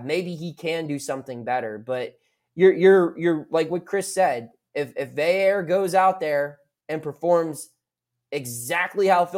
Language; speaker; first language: English; native; English